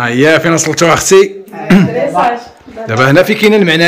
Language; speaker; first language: Arabic; native; Arabic